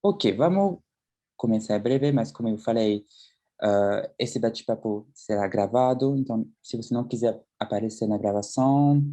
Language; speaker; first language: Portuguese; non-native, fluent; French